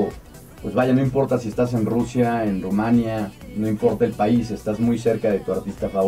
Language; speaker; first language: Spanish; native; Spanish